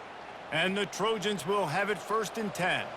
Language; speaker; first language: English; native; English